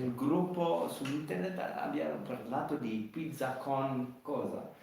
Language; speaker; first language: Italian; non-native, learner; English